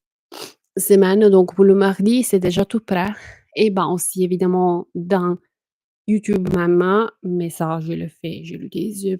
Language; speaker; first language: French; non-native, fluent; Italian